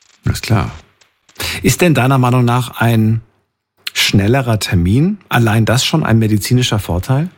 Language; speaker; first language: German; native; German